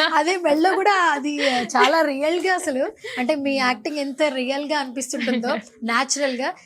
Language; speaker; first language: Telugu; native; Telugu